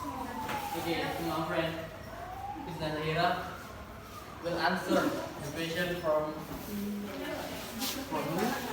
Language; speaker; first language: English; non-native, local second language; Indonesian